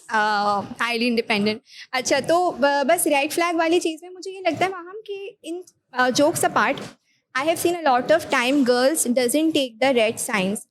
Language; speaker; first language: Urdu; native; Urdu